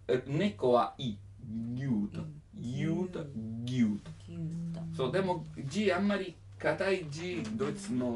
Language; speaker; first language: Japanese; non-native, learner; Italian